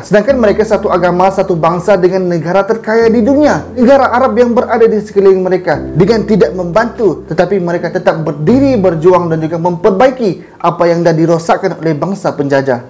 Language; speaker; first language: Malay; native; Malay